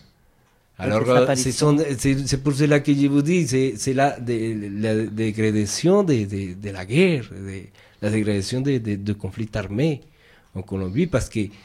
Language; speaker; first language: French; non-native, fluent; Spanish